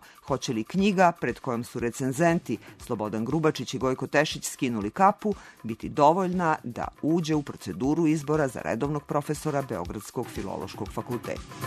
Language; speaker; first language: Serbian; native; Serbian